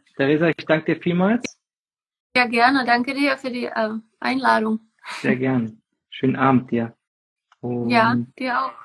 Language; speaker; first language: German; non-native, fluent; Czech